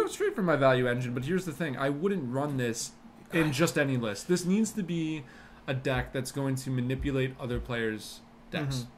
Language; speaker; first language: English; native; English